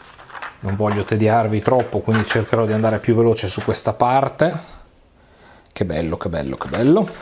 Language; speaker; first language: Italian; native; Italian